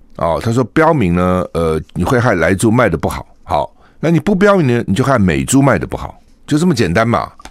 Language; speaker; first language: Chinese; native; Chinese